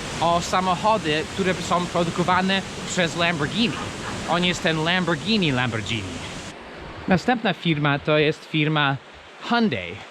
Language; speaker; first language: Polish; non-native, fluent; English